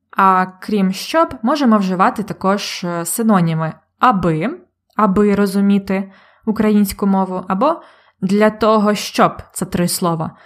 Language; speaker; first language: Ukrainian; native; Ukrainian